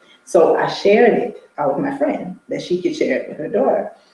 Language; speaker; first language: English; native; English